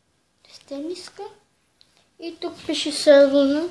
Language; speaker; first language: Bulgarian; early bilingual, heritage; Bulgarian